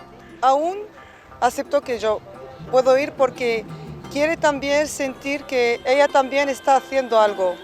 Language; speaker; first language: Spanish; non-native, fluent; Arabic